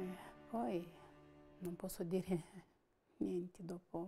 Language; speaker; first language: Italian; non-native, learner; Russian